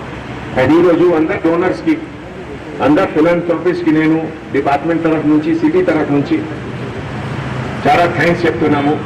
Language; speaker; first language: Telugu; non-native, local second language; Hindi